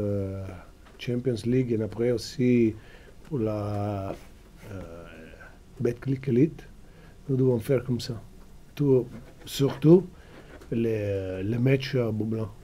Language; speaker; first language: French; non-native, fluent; Italian